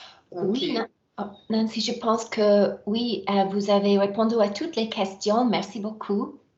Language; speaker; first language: French; non-native, learner; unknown